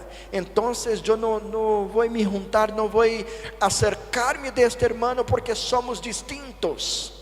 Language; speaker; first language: Spanish; non-native, fluent; Portuguese